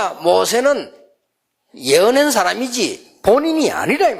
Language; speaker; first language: Korean; native; Korean